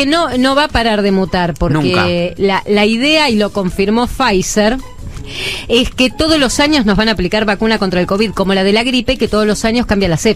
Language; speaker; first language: Spanish; native; Spanish